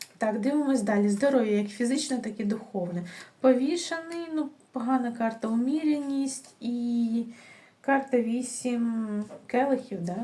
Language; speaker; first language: Ukrainian; non-native, local second language; Russian